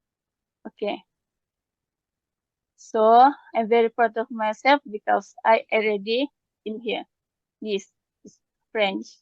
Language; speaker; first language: English; non-native, learner; Malay